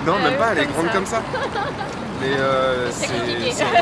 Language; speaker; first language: French; native; French